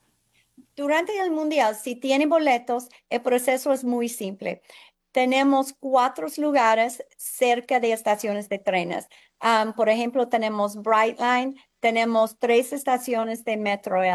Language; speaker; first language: Spanish; non-native, fluent; English